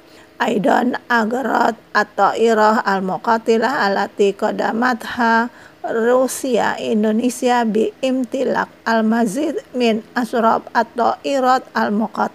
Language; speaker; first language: Arabic; non-native, fluent; Indonesian